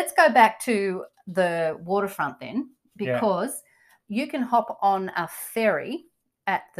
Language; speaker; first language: English; native; English